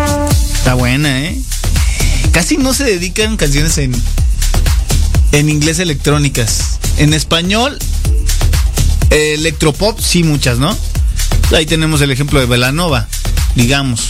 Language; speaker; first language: Spanish; native; Spanish